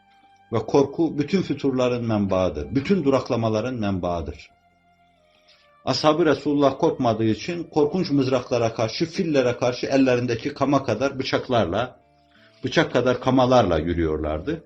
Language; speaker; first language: Turkish; native; Turkish